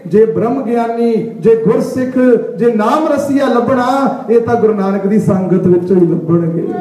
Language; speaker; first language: Punjabi; early bilingual, heritage; Punjabi